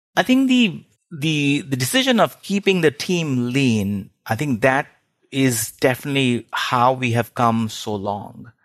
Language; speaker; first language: English; non-native, local second language; Hindi